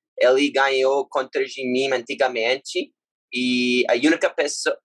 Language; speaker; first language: Portuguese; non-native, learner; English